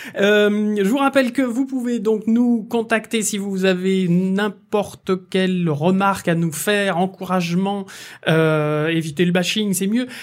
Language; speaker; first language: French; native; French